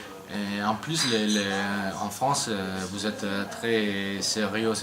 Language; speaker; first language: French; non-native, learner; Italian